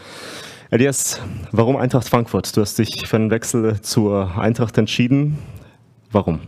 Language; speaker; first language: German; native; German